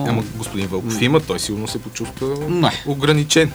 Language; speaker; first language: Bulgarian; native; Bulgarian